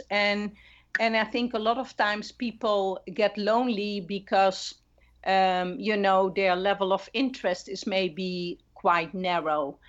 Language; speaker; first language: English; non-native, fluent; Dutch